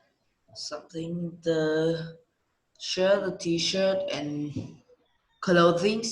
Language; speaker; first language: English; non-native, learner; Vietnamese